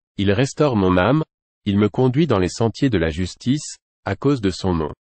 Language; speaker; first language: French; non-native, local second language; Haitian Creole